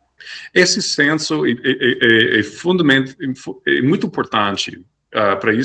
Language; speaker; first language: Portuguese; non-native, fluent; English